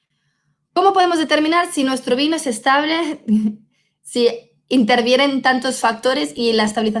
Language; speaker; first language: Spanish; native; Spanish